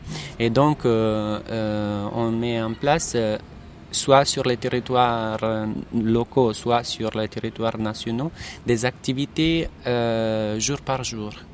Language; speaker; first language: French; non-native, fluent; Italian